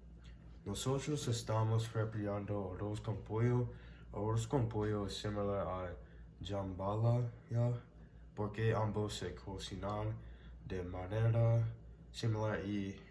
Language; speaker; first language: Spanish; non-native, learner; English